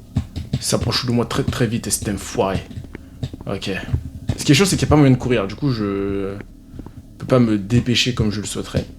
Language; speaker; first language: French; native; French